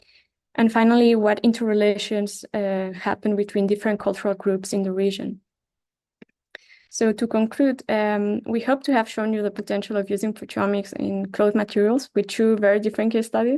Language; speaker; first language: English; non-native, fluent; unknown